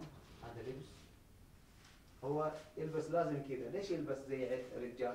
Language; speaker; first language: Arabic; non-native, learner; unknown